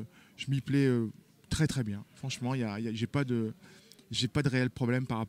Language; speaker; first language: French; native; French